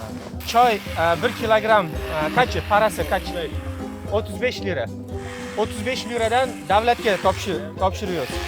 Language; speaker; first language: Turkish; non-native, learner; Uzbek